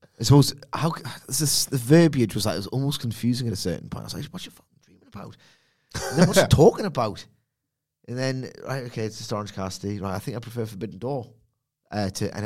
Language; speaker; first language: English; native; English